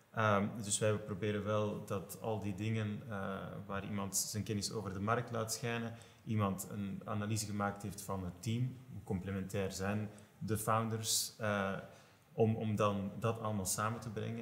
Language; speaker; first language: Dutch; native; Dutch